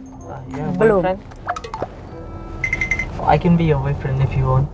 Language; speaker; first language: English; non-native, learner; Tajik